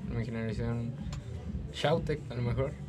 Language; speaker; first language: Spanish; native; Spanish